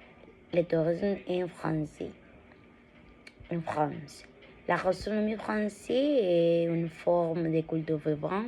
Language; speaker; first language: French; non-native, learner; Spanish